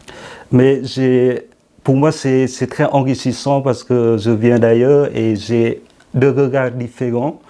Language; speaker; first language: French; non-native, fluent; Vietnamese